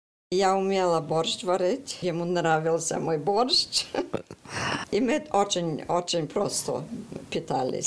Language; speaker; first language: Russian; early bilingual, heritage; Russian